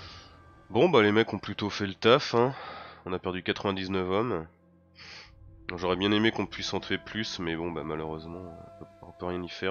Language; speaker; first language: French; native; French